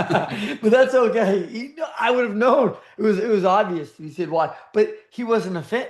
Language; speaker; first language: English; native; English